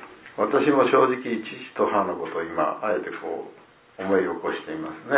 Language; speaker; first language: Japanese; native; Japanese